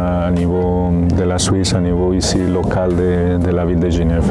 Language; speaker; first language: French; non-native, fluent; Spanish